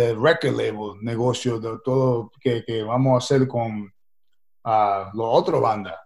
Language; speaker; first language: Spanish; early bilingual, heritage; Spanish